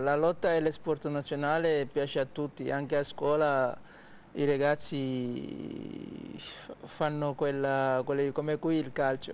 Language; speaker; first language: Italian; non-native, fluent; Wolof